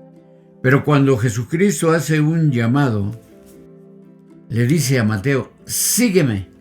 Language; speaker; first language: Spanish; native; Spanish